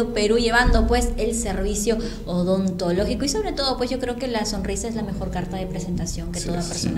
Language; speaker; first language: Spanish; native; Spanish